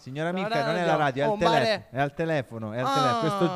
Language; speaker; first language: Italian; native; Italian